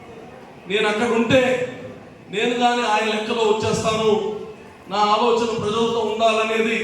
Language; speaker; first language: Telugu; native; Telugu